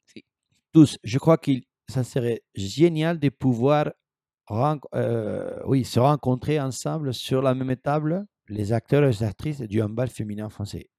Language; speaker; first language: French; non-native, fluent; Spanish